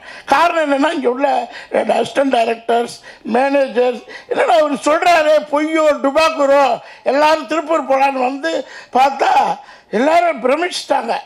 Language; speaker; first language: Tamil; native; Tamil